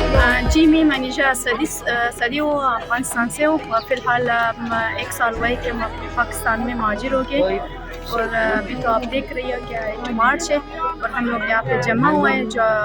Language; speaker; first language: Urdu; non-native, learner; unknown